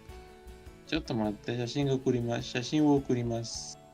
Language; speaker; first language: Japanese; non-native, learner; Spanish